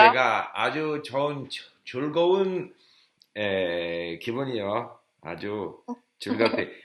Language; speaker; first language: Korean; non-native, learner; English